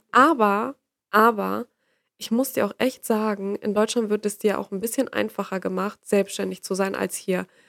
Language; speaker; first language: German; native; German